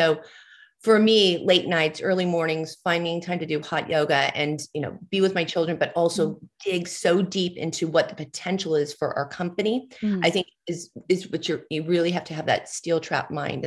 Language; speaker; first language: English; native; English